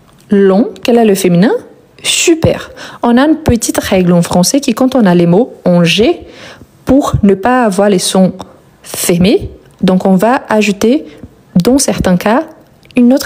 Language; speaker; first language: French; native; French